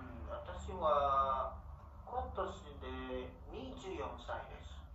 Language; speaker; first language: Japanese; non-native, learner; Indonesian